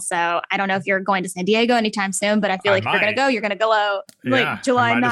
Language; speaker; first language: English; native; English